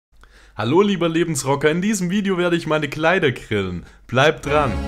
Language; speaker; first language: German; native; German